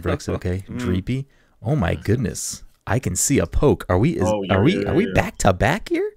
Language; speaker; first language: English; native; English